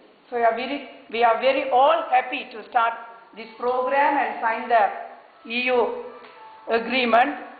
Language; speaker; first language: English; non-native, local second language; Tamil